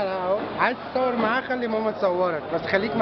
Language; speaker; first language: Arabic; native; Arabic